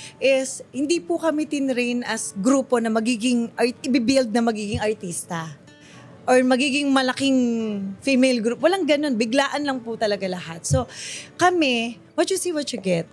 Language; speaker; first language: Filipino; native; Filipino